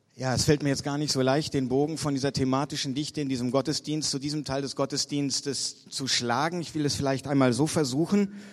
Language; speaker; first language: German; native; German